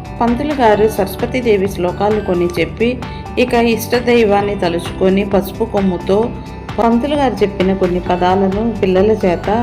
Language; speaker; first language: Telugu; native; Telugu